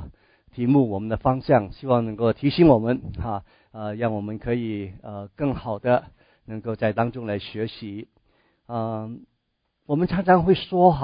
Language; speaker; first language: Chinese; native; Chinese